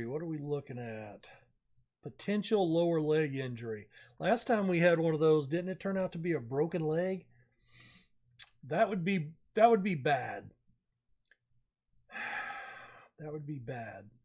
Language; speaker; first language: English; native; English